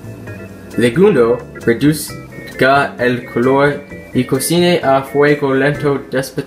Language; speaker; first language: Spanish; non-native, learner; English